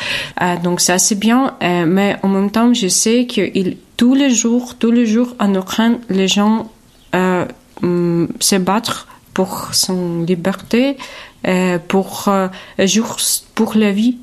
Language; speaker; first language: French; non-native, fluent; Ukrainian